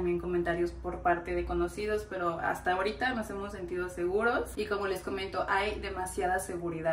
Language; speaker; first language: Spanish; native; Spanish